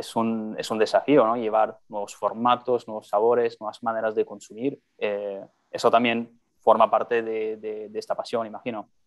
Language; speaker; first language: Spanish; non-native, fluent; French